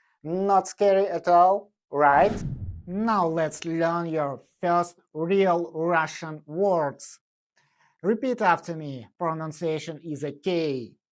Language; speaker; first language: English; non-native, fluent; Russian